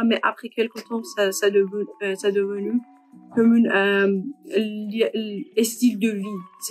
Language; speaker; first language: French; non-native, learner; Persian